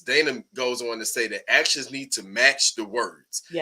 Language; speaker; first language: English; native; English